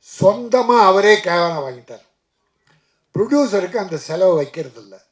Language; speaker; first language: Tamil; native; Tamil